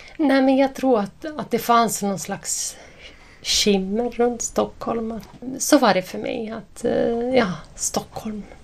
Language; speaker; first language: Swedish; native; Swedish